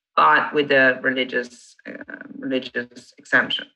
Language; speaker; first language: English; non-native, fluent; Italian